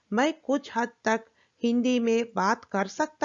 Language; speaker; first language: Hindi; non-native, local second language; Telugu